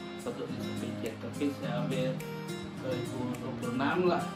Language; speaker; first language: Malay; non-native, local second language; Iban